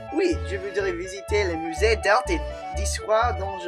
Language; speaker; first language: French; non-native, learner; English